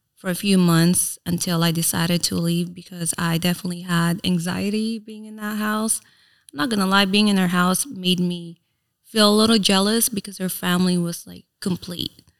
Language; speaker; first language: English; early bilingual, other home language; Filipino